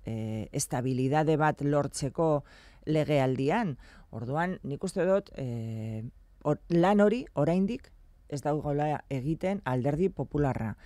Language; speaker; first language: Basque; non-native, local second language; Spanish